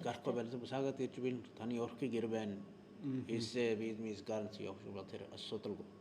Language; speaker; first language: Mongolian; non-native, learner; Urdu